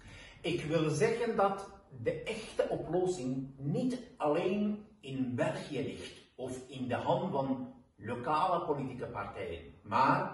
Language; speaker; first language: Dutch; non-native, fluent; Kurdish